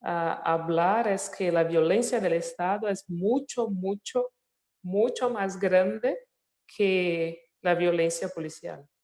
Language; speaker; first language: Spanish; non-native, fluent; Portuguese